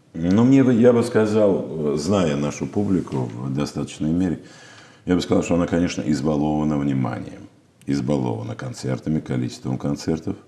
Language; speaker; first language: Russian; native; Russian